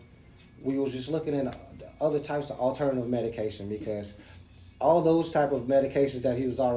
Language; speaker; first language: English; native; English